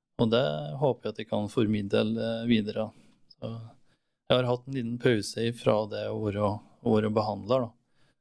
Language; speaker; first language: Norwegian; native; Norwegian